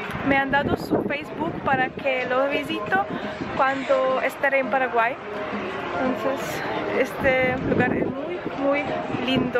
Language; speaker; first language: Spanish; non-native, fluent; Russian